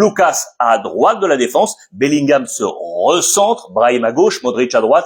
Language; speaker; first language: French; native; French